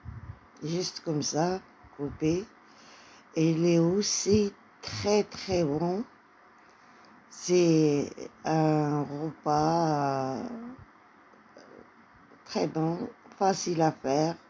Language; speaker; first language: French; non-native, fluent; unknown